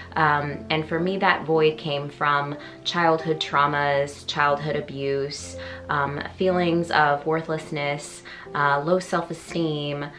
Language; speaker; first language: English; native; English